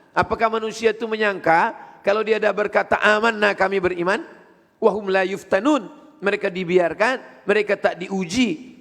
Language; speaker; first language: Malay; native; Malay